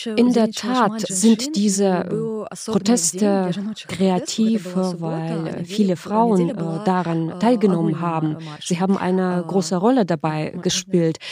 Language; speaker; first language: German; non-native, fluent; Belarusian